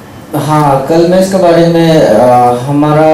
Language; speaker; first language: Hindi; non-native, local second language; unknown